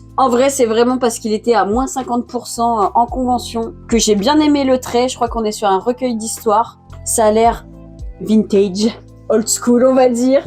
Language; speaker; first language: French; native; French